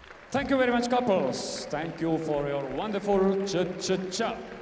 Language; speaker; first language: English; non-native, fluent; Estonian